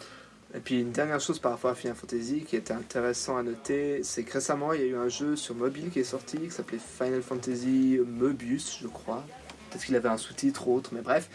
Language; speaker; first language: French; native; French